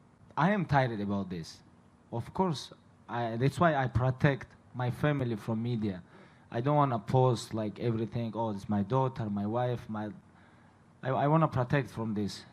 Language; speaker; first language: English; non-native, fluent; Russian